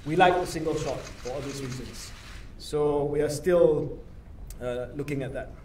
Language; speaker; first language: English; non-native, local second language; Malay